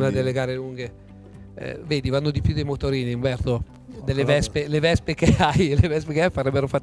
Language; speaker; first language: Italian; native; Italian